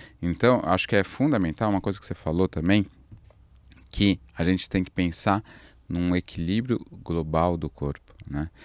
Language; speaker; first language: Portuguese; native; Portuguese